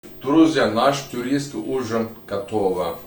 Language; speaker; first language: Russian; non-native, learner; Turkish